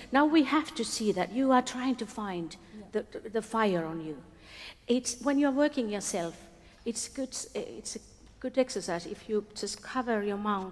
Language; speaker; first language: English; non-native, fluent; Finnish